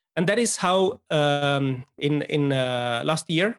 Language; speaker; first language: English; non-native, fluent; Romanian